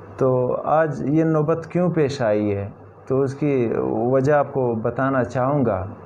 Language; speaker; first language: Urdu; non-native, local second language; Pashto